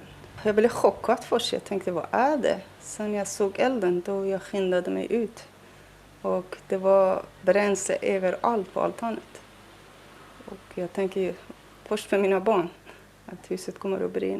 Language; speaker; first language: Swedish; non-native, fluent; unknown